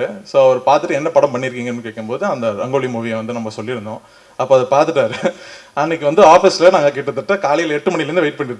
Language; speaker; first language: Tamil; native; Tamil